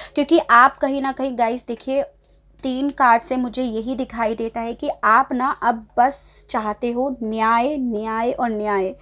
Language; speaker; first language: Hindi; native; Hindi